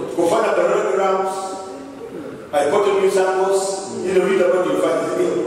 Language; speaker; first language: English; non-native, local second language; Swahili